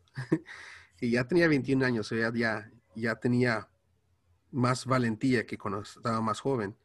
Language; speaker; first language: Spanish; early bilingual, heritage; Spanish